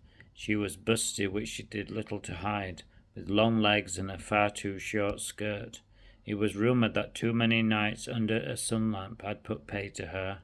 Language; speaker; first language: English; native; English